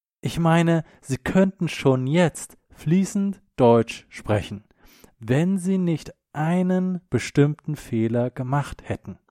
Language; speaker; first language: German; native; German